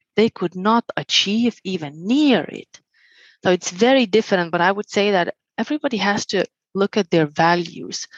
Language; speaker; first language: English; non-native, fluent; Lithuanian